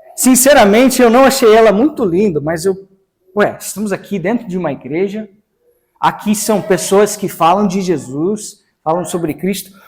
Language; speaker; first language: Portuguese; non-native, fluent; English